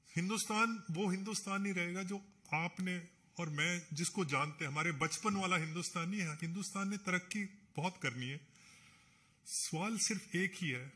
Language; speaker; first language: Hindi; non-native, local second language; Punjabi